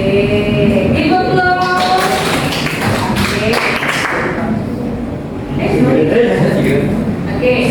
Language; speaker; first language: English; non-native, learner; Indonesian